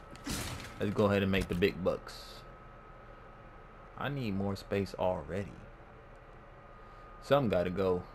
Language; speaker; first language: English; native; English